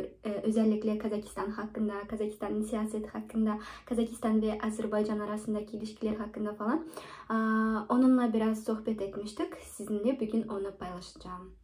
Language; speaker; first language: Turkish; non-native, fluent; Kazakh